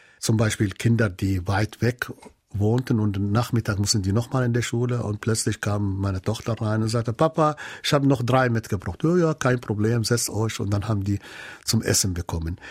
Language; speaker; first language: German; non-native, fluent; Arabic